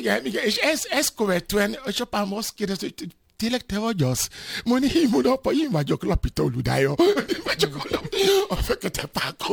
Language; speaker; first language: Hungarian; non-native, fluent; Yoruba